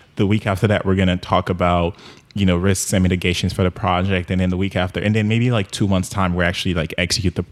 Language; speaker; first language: English; non-native, local second language; Yoruba